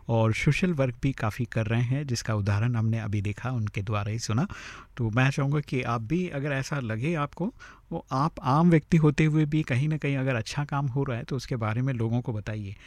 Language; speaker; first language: Hindi; native; Hindi